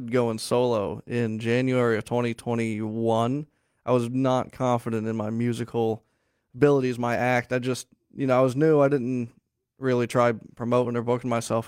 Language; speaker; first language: English; native; English